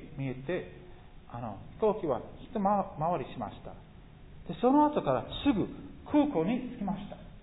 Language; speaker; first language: Japanese; non-native, fluent; English